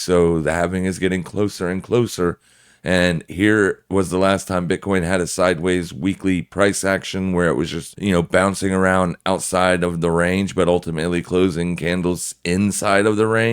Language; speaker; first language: English; native; English